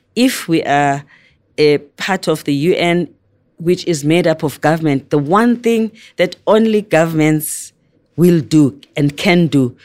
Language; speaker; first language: English; non-native, local second language; Zulu